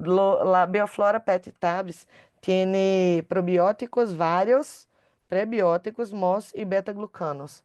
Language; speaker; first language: Spanish; non-native, learner; Portuguese